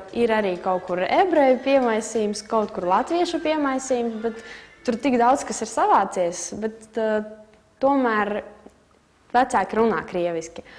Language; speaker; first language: Latvian; non-native, local second language; Russian